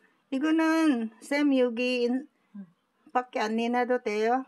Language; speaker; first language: Korean; non-native, learner; Filipino